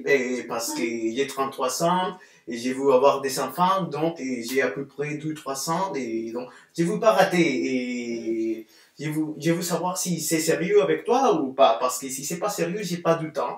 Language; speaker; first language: French; non-native, fluent; Spanish